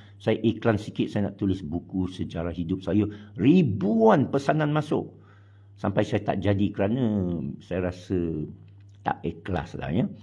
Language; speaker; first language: Malay; non-native, local second language; Chinese